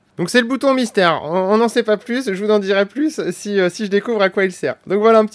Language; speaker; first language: French; native; French